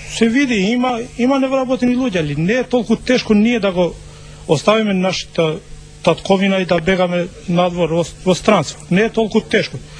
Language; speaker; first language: Macedonian; non-native, local second language; Albanian